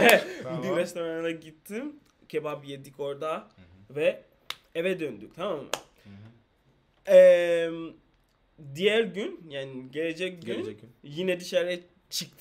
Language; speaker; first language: Turkish; non-native, fluent; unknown